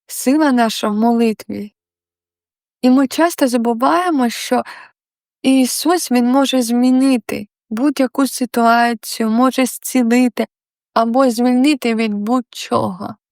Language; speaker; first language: Ukrainian; non-native, local second language; Russian